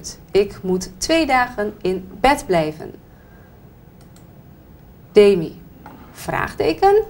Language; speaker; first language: Dutch; native; Dutch